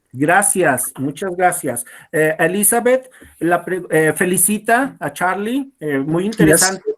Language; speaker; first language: Spanish; native; Spanish